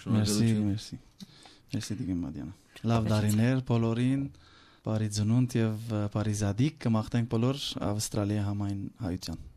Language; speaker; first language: Armenian; native; Armenian